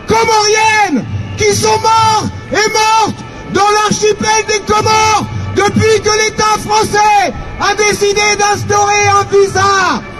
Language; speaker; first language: French; native; French